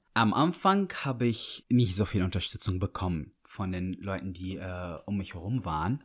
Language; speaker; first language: German; non-native, fluent; Arabic